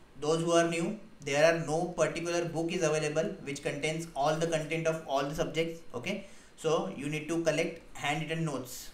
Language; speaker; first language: English; non-native, local second language; Hindi